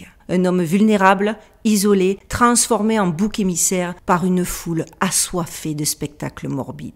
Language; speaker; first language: French; native; French